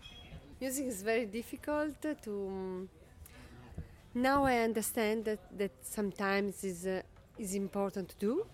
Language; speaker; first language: English; non-native, learner; Italian